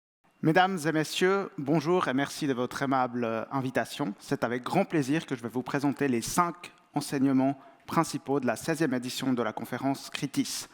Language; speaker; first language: French; native; French